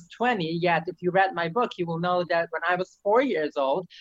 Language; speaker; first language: English; early bilingual, other home language; Yiddish